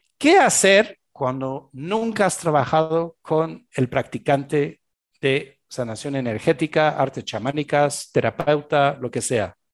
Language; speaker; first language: Spanish; non-native, fluent; French